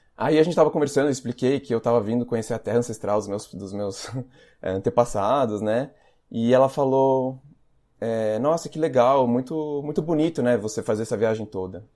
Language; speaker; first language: Portuguese; native; Portuguese